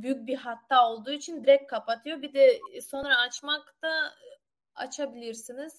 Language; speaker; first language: Turkish; non-native, learner; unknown